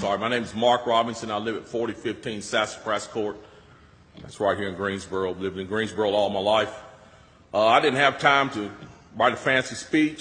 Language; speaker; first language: English; native; English